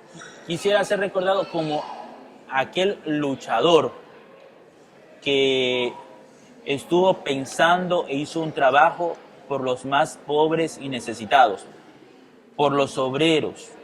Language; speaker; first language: Spanish; native; Spanish